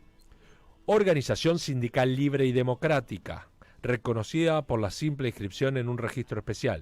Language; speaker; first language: Spanish; native; Spanish